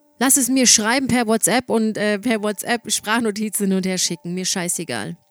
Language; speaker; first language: German; native; German